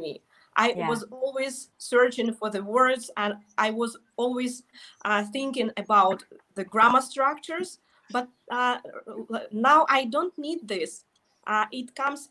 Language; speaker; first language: English; non-native, fluent; Russian